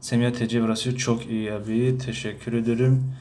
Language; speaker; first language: Turkish; non-native, fluent; Tajik